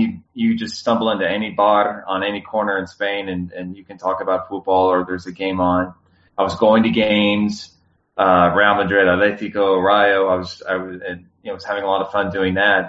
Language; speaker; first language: English; native; English